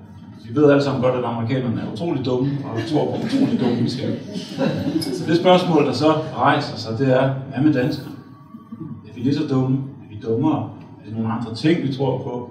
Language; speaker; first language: Danish; native; Danish